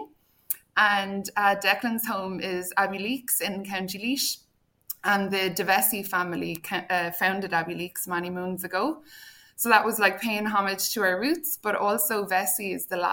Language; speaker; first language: English; native; English